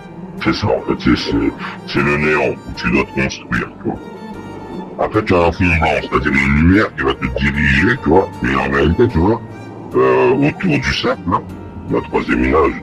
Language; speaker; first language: French; native; French